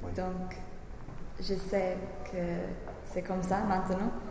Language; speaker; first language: French; non-native, learner; English